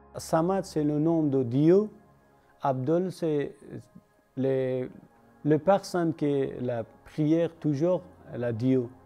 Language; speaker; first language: French; non-native, learner; Persian